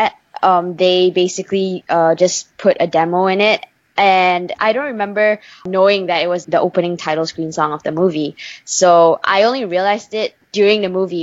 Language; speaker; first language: English; non-native, local second language; Chinese